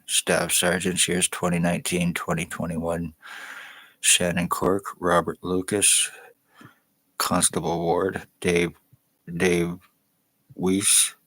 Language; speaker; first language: English; native; English